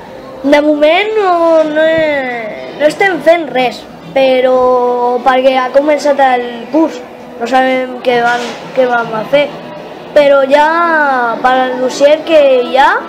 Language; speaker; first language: Catalan; non-native, local second language; Spanish